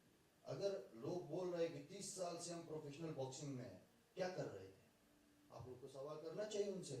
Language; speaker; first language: Hindi; non-native, fluent; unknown